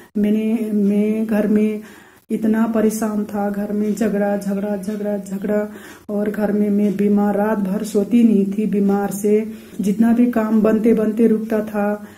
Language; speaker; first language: Hindi; non-native, local second language; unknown